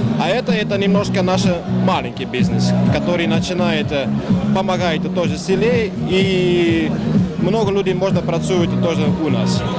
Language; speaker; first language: Russian; non-native, learner; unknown